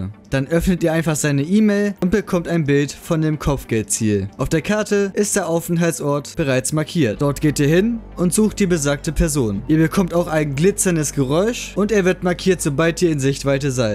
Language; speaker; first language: German; native; German